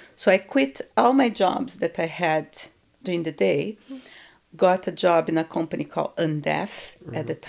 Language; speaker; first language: English; non-native, fluent; Portuguese